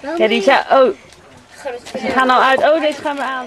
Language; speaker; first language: Dutch; native; Dutch